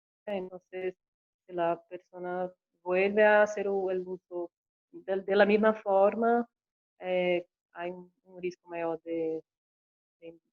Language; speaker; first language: Spanish; non-native, learner; Portuguese